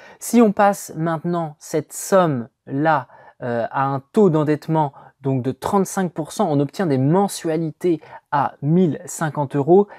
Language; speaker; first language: French; native; French